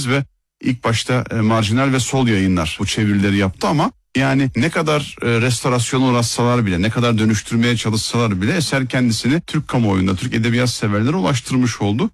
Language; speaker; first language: Turkish; native; Turkish